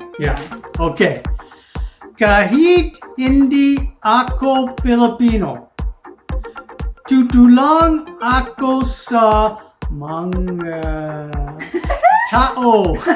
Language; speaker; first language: Filipino; non-native, learner; English